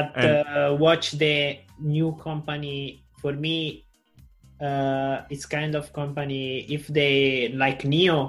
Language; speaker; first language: English; non-native, learner; Italian